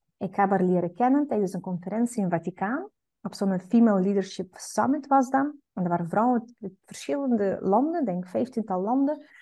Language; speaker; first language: Dutch; non-native, fluent; Russian